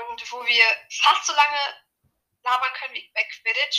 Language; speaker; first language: German; native; German